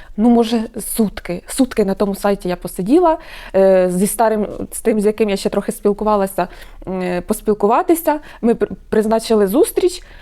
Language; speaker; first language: Ukrainian; non-native, local second language; Russian